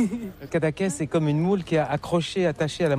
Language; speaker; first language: French; native; French